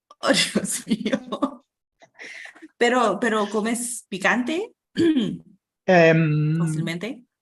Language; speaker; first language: Spanish; non-native, fluent; Indonesian